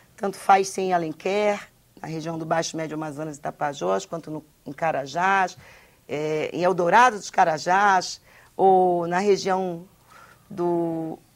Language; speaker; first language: Portuguese; native; Portuguese